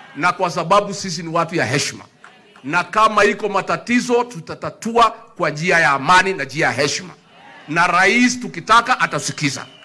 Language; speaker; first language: Swahili; non-native, local second language; Kikuyu